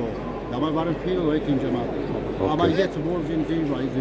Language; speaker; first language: German; non-native, learner; Albanian